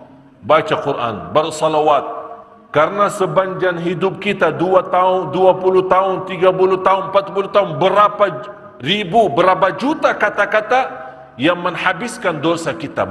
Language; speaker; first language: Indonesian; non-native, fluent; Arabic